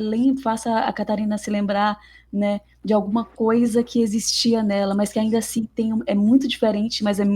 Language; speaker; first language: Portuguese; native; Portuguese